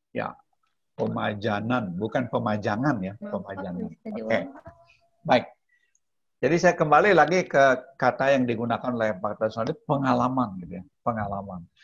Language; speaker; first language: Indonesian; non-native, local second language; Balinese